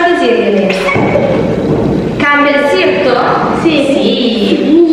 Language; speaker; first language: Albanian; early bilingual, heritage; Albanian